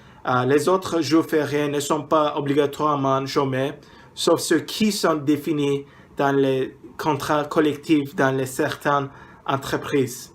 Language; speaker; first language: French; non-native, learner; English